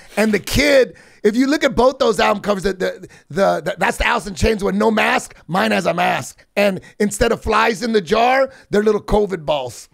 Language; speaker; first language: English; native; English